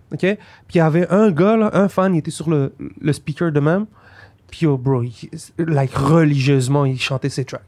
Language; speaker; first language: French; native; French